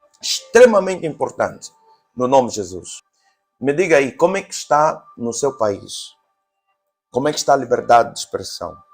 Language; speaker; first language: Portuguese; native; Portuguese